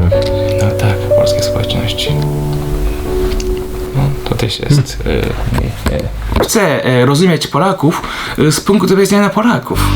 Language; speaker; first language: Polish; non-native, fluent; Japanese